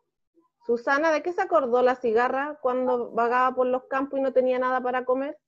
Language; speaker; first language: Spanish; native; Spanish